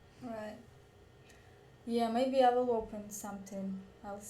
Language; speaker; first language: English; non-native, learner; Russian